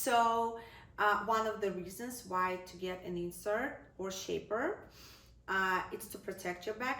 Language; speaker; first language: English; non-native, fluent; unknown